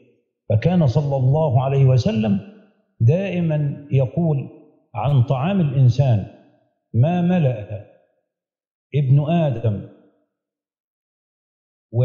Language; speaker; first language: Arabic; native; Arabic